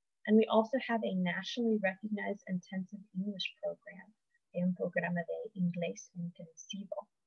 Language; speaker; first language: English; native; English